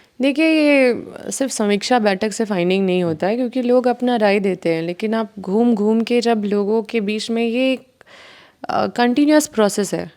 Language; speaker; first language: Hindi; native; Hindi